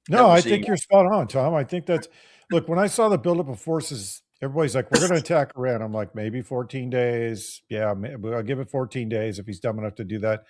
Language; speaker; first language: English; native; English